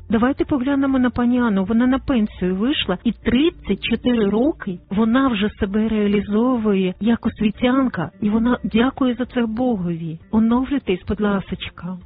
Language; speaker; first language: Ukrainian; native; Ukrainian